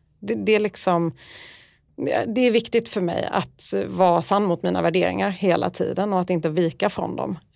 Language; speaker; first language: Swedish; early bilingual, other home language; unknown